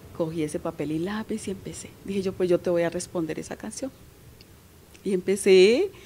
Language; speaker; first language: Spanish; native; Spanish